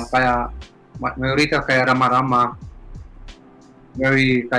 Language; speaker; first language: Indonesian; non-native, fluent; Hebrew